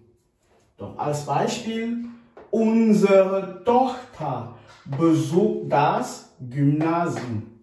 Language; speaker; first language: German; non-native, fluent; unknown